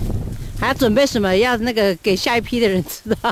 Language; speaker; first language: Chinese; native; Chinese